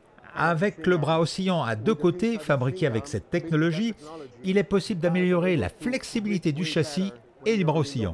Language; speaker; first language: French; native; French